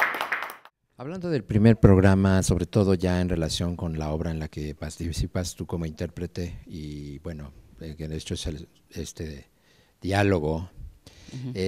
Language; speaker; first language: Spanish; native; Spanish